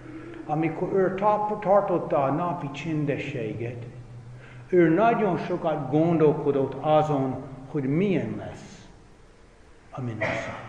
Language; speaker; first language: Hungarian; non-native, fluent; English